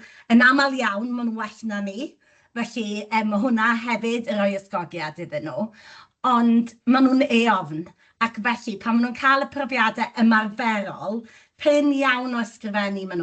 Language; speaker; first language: Welsh; native; Welsh